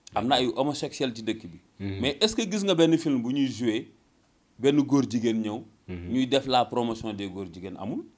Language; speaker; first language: Wolof; native; Wolof